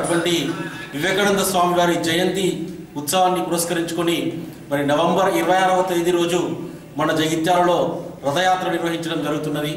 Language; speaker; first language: Telugu; native; Telugu